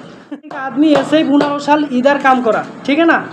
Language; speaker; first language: Hindi; non-native, learner; Bangla